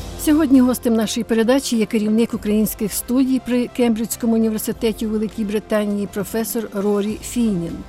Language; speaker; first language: Ukrainian; native; Ukrainian